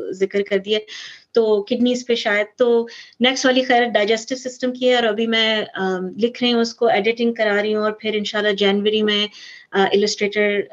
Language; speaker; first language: Urdu; early bilingual, heritage; Urdu